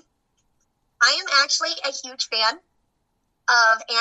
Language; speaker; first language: English; native; English